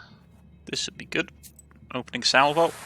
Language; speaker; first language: English; native; English